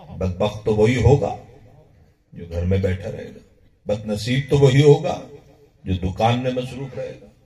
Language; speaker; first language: Urdu; non-native, local second language; Punjabi